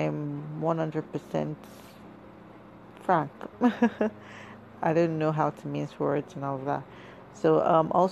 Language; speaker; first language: English; non-native, local second language; Yoruba